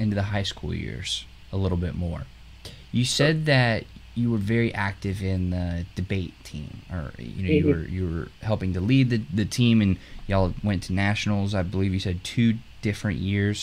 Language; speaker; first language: English; native; English